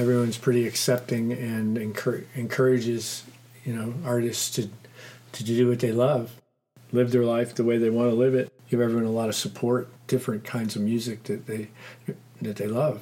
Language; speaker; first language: English; native; English